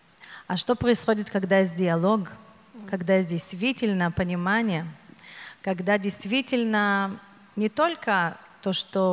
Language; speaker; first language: Russian; non-native, fluent; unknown